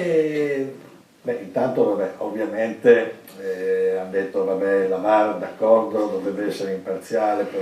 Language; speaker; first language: Italian; native; Italian